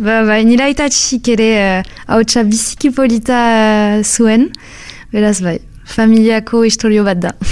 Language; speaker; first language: Basque; non-native, local second language; French